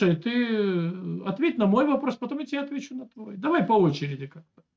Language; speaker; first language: Russian; native; Russian